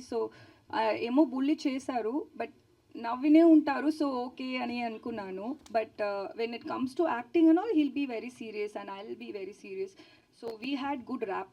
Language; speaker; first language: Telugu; non-native, learner; Tamil